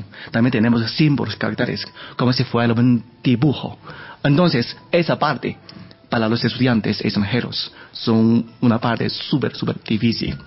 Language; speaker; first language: Spanish; non-native, learner; Chinese